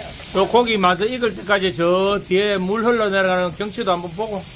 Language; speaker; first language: Korean; native; Korean